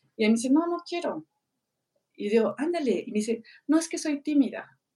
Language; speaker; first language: Spanish; non-native, fluent; French